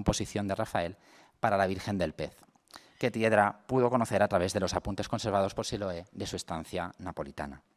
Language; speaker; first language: Spanish; native; Spanish